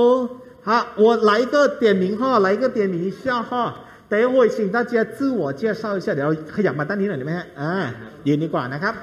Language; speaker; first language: Chinese; non-native, fluent; Thai